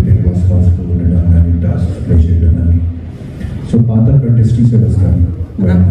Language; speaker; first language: Telugu; non-native, fluent; Hindi